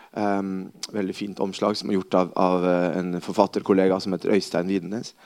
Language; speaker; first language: Norwegian; early bilingual, other home language; Spanish